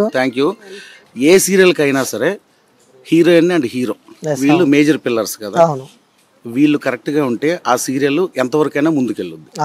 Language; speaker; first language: Telugu; native; Telugu